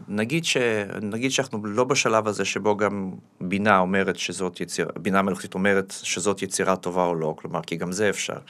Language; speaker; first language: Hebrew; early bilingual, other home language; Russian